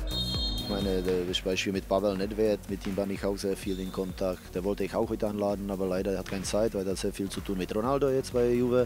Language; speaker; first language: German; non-native, fluent; Czech